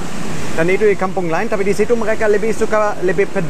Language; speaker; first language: Indonesian; non-native, fluent; German